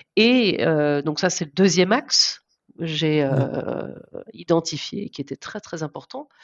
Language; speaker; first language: French; native; French